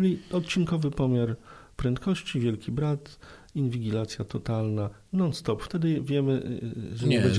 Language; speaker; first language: Polish; native; Polish